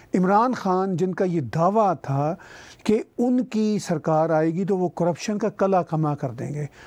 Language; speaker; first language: Urdu; non-native, local second language; Punjabi